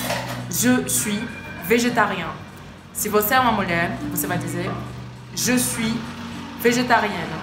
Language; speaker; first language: Portuguese; native; Portuguese